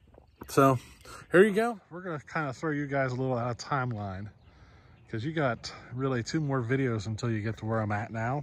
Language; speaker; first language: English; native; English